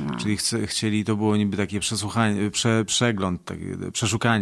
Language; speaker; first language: Russian; non-native, learner; Polish